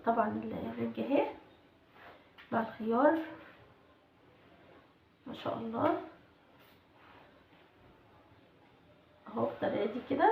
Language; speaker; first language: Arabic; native; Arabic